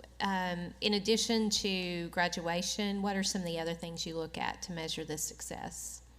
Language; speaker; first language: English; native; English